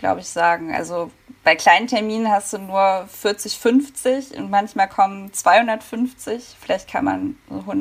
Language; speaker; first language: German; native; German